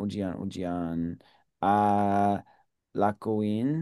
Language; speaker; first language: Indonesian; non-native, learner; English